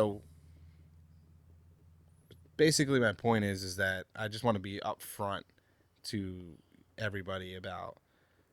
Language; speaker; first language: English; native; English